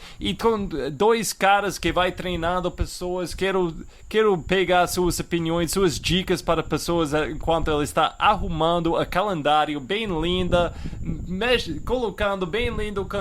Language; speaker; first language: Portuguese; non-native, fluent; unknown